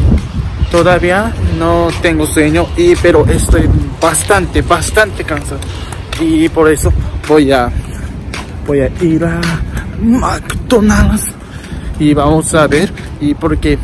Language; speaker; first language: Spanish; non-native, learner; Japanese